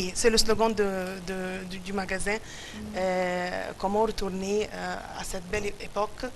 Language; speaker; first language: French; non-native, fluent; Arabic